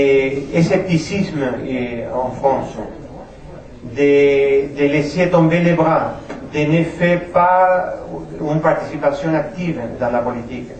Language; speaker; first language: French; non-native, fluent; Spanish